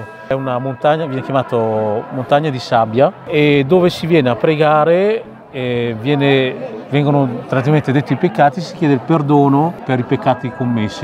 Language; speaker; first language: Italian; early bilingual, other home language; Khmer